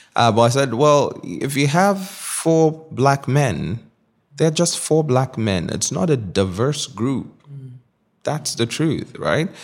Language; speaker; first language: English; non-native, local second language; Igbo